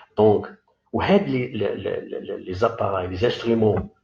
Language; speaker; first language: French; non-native, local second language; Arabic